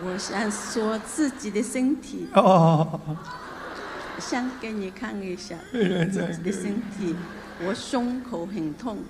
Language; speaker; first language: Chinese; non-native, local second language; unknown